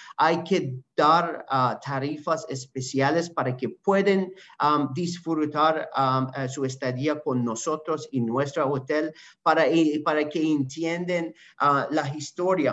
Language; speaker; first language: Spanish; non-native, learner; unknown